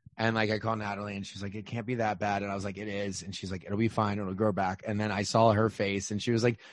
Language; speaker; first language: English; native; English